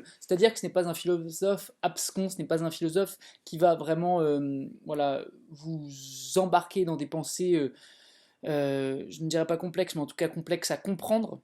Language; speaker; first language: French; native; French